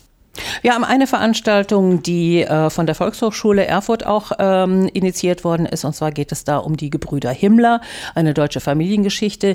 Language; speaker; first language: German; native; German